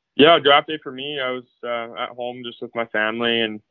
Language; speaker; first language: English; native; English